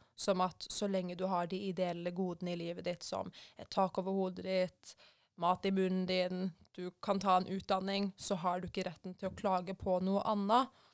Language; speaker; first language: Norwegian; early bilingual, other home language; Persian